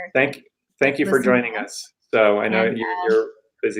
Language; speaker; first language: English; native; English